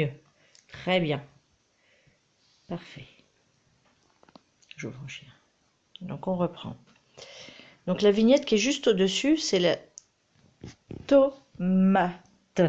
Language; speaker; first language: French; native; French